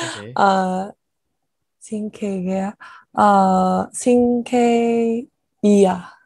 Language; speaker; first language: Cantonese; non-native, learner; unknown